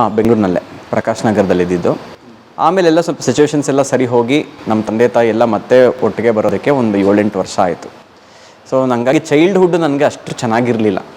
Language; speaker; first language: Kannada; non-native, local second language; Telugu